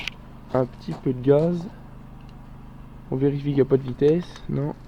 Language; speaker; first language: French; native; French